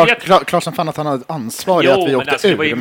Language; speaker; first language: Swedish; native; Swedish